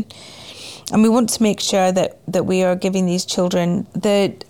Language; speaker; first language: English; native; English